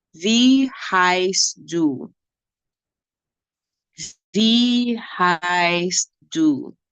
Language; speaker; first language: German; non-native, fluent; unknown